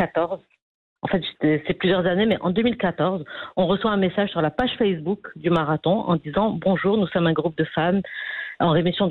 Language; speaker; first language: French; non-native, local second language; Arabic